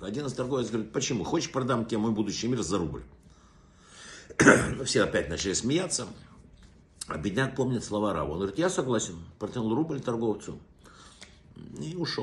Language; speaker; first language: Russian; native; Russian